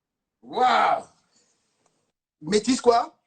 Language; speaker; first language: French; native; French